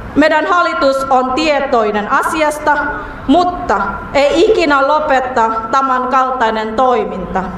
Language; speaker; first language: Finnish; non-native, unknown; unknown